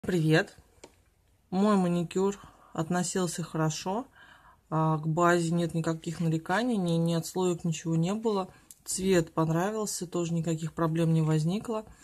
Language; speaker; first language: Russian; native; Russian